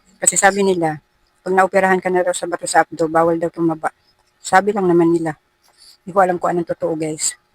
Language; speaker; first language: Filipino; non-native, local second language; Cebuano